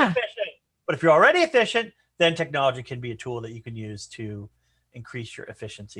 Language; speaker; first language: English; native; English